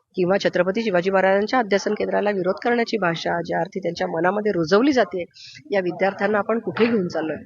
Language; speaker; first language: Marathi; native; Marathi